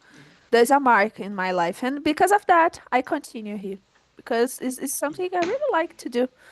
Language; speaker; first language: English; non-native, learner; Portuguese